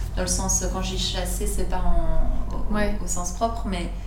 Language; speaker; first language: French; native; French